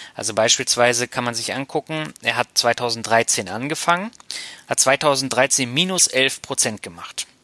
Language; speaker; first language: German; native; German